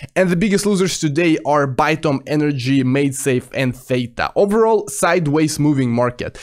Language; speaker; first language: English; non-native, fluent; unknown